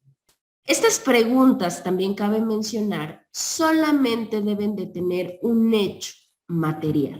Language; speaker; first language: Spanish; native; Spanish